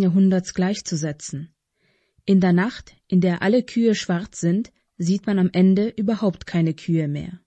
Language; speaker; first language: German; native; German